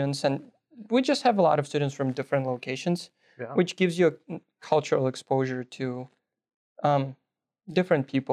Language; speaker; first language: English; non-native, fluent; Russian